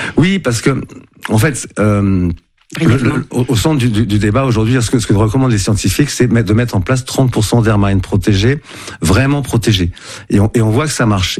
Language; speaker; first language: French; native; French